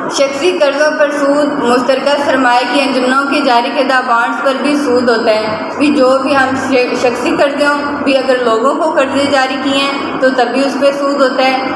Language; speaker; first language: Urdu; non-native, local second language; Punjabi